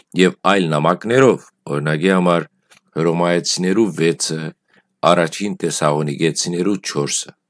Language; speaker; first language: Armenian; native; Armenian